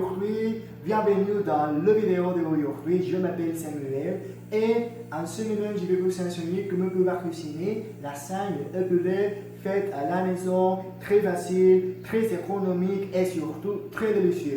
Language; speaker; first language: French; non-native, learner; Spanish